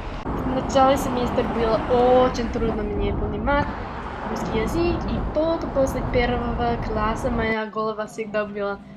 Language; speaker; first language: Russian; non-native, learner; English